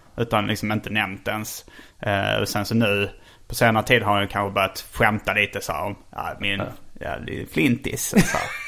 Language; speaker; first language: Swedish; native; Swedish